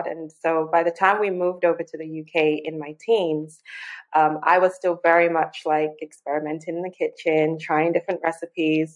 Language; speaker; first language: English; non-native, local second language; Yoruba